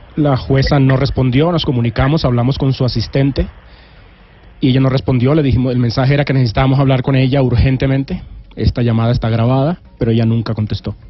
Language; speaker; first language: Spanish; native; Spanish